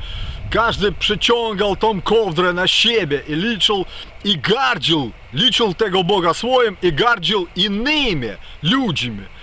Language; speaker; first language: Polish; non-native, fluent; Ukrainian